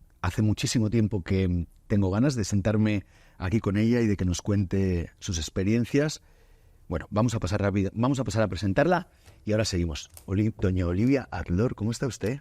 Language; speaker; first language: Spanish; native; Spanish